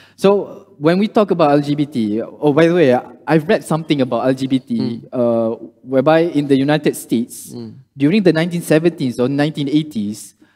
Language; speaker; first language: English; non-native, local second language; Malay